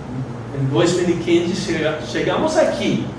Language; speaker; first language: Portuguese; non-native, fluent; English